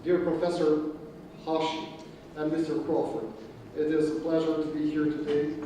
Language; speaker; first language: English; non-native, fluent; Albanian